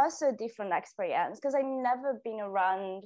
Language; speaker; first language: English; non-native, fluent; Hungarian